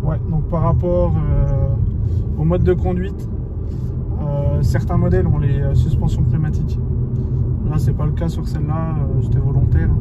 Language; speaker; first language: French; native; French